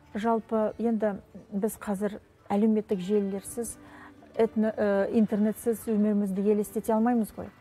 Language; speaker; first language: Kazakh; non-native, local second language; Russian